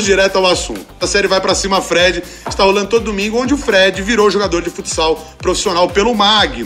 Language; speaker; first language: Portuguese; native; Portuguese